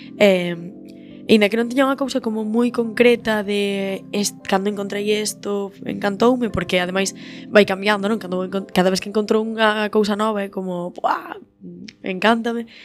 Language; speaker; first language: Galician; native; Galician